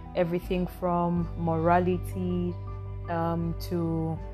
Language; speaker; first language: English; non-native, local second language; Acoli